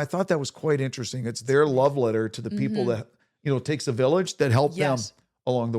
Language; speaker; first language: English; native; English